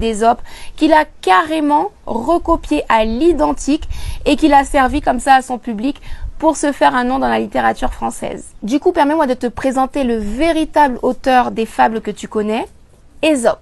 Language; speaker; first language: French; native; French